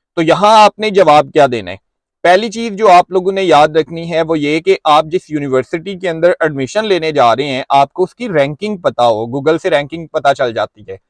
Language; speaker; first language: Urdu; non-native, local second language; Punjabi